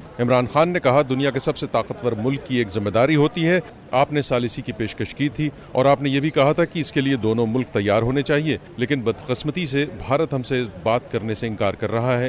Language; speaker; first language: Urdu; native; Urdu